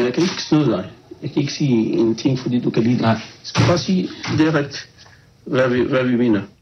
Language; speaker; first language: Danish; non-native, learner; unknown